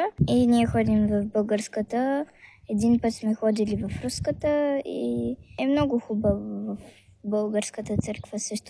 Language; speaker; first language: Bulgarian; early bilingual, heritage; Bulgarian